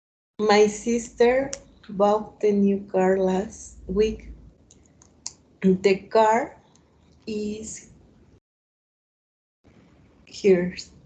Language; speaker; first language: English; non-native, learner; Spanish